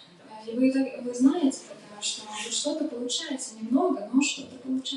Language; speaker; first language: Russian; native; Russian